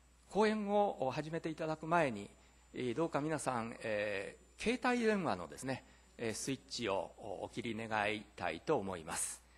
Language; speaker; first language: Japanese; native; Japanese